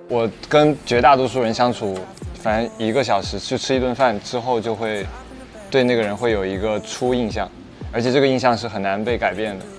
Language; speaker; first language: Chinese; native; Chinese